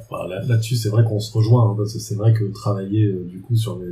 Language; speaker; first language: French; native; French